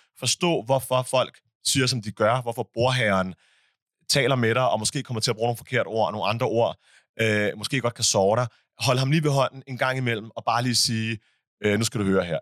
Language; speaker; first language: Danish; early bilingual, other home language; Arabic